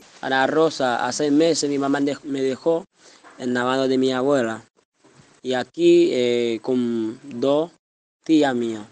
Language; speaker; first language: Spanish; non-native, learner; Haitian Creole